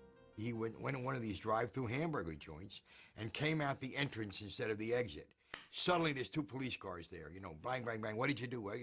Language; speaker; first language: English; native; English